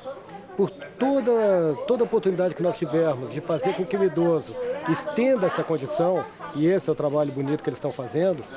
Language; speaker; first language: Portuguese; native; Portuguese